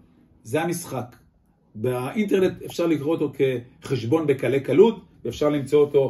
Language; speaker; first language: Hebrew; native; Hebrew